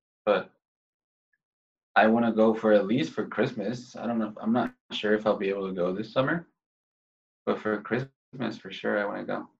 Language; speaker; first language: English; non-native, fluent; Spanish